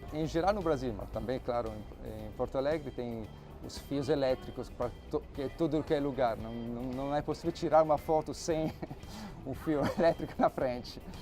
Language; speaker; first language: Portuguese; non-native, fluent; Italian